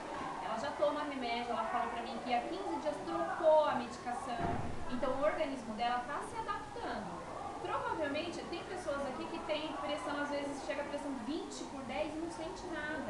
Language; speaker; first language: Portuguese; native; Portuguese